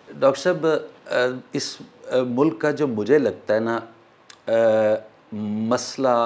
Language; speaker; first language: Urdu; non-native, local second language; Punjabi